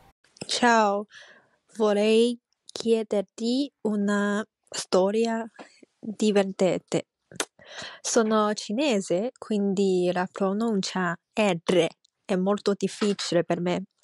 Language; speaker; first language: Italian; non-native, learner; Chinese